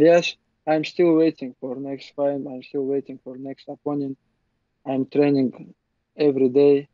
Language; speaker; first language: English; non-native, learner; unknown